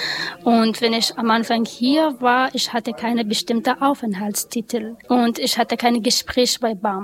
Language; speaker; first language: German; non-native, learner; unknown